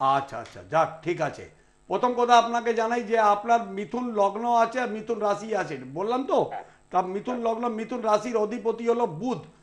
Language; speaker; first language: Bangla; non-native, local second language; Punjabi